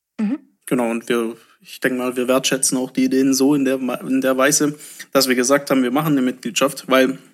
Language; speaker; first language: German; native; German